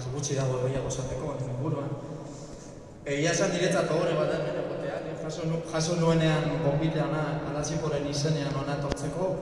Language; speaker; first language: Basque; non-native, local second language; Spanish